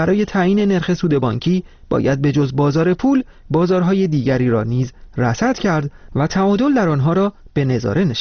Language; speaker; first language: Persian; native; Persian